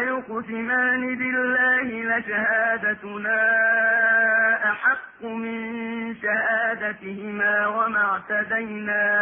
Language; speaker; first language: Arabic; native; Arabic